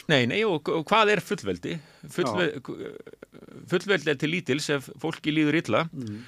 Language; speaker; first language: Icelandic; native; Icelandic